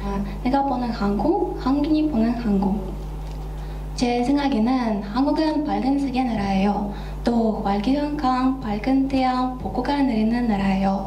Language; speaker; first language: Korean; non-native, learner; Russian